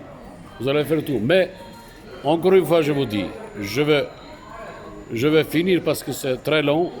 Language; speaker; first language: French; non-native, fluent; Turkish